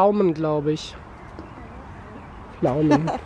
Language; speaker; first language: German; native; German